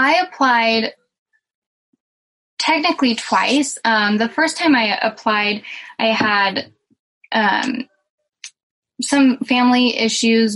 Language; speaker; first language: English; native; English